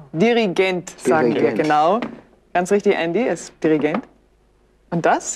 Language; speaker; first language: German; native; German